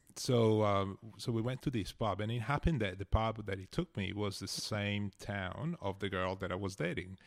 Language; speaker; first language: English; non-native, fluent; Italian